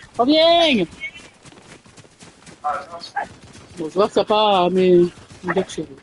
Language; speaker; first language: French; native; French